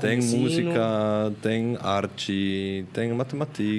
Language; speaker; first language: Portuguese; non-native, learner; Swiss German